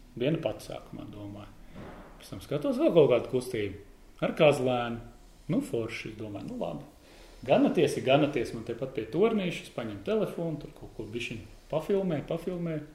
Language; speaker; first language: Latvian; native; Latvian